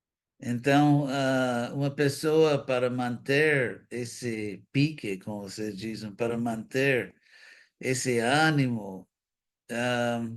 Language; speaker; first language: Portuguese; non-native, fluent; English